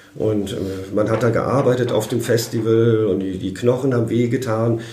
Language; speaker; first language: German; native; German